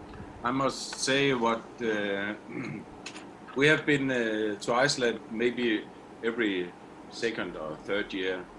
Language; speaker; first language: English; non-native, fluent; Danish